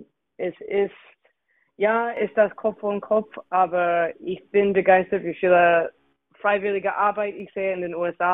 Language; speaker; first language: German; non-native, fluent; English